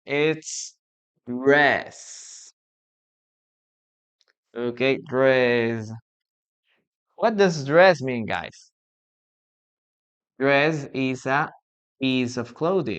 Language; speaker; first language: English; non-native, fluent; Spanish